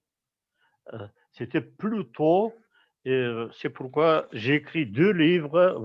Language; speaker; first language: French; non-native, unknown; Kazakh